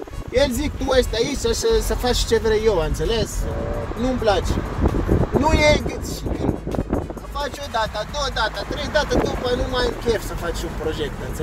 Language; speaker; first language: Romanian; non-native, learner; Arabic